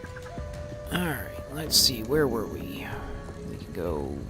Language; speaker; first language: English; native; English